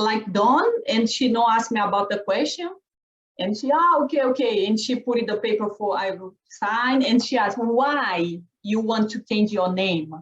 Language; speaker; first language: English; non-native, learner; Portuguese